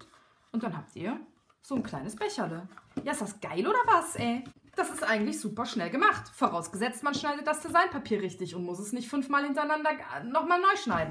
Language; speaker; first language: German; native; German